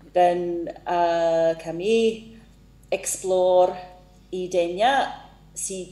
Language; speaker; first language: Indonesian; non-native, fluent; English